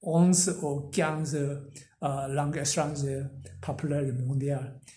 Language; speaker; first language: French; non-native, learner; Korean